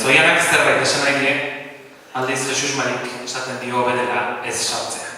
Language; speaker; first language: Basque; native; Basque